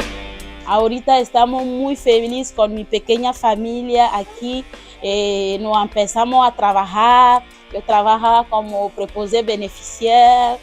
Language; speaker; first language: Spanish; non-native, learner; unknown